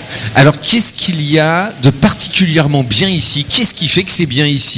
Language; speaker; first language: French; native; French